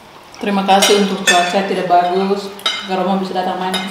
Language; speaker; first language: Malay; non-native, local second language; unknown